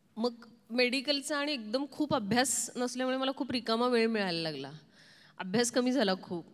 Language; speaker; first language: Marathi; native; Marathi